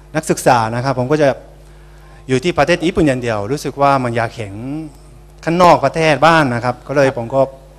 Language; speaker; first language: Thai; non-native, fluent; Japanese